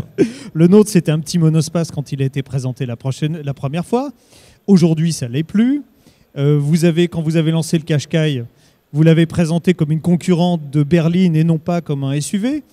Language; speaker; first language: French; native; French